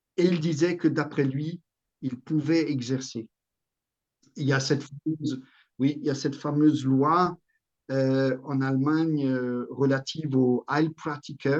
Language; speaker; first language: French; native; French